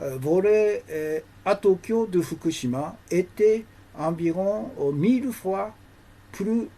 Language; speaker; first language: French; non-native, learner; Japanese